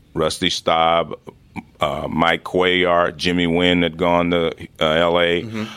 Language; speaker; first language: English; native; English